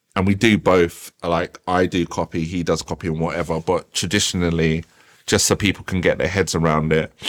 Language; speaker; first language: English; native; English